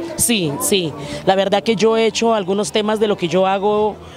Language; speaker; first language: Spanish; native; Spanish